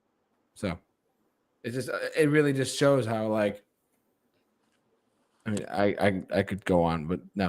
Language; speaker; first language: English; native; English